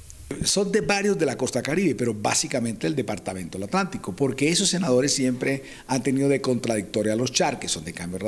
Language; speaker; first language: Spanish; native; Spanish